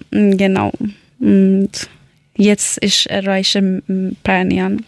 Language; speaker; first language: German; non-native, learner; Persian